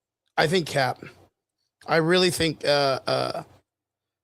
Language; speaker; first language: English; native; English